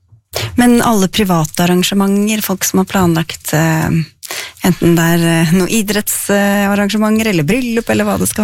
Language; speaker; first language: Norwegian; native; Norwegian